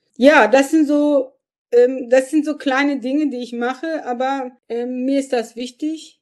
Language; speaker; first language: German; early bilingual, other home language; Turkish